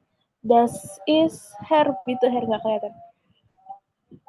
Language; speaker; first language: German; non-native, learner; Indonesian